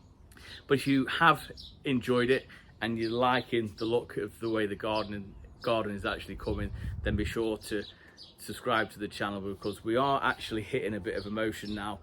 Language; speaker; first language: English; native; English